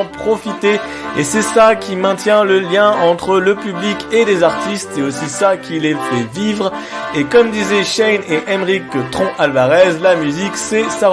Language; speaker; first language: French; native; French